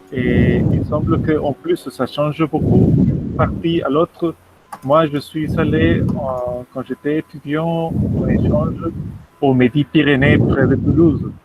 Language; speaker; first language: French; non-native, fluent; Spanish